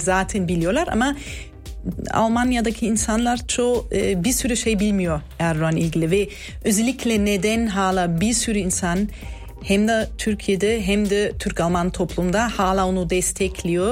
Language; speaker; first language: Turkish; early bilingual, heritage; Turkish